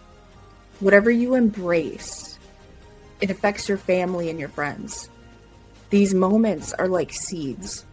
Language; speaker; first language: English; native; English